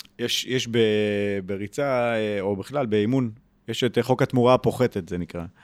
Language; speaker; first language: Hebrew; native; Hebrew